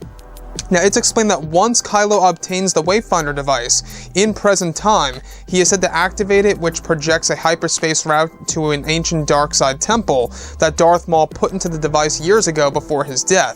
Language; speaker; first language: English; native; English